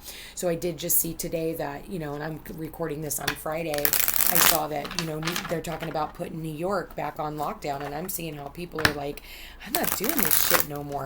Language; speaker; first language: English; native; English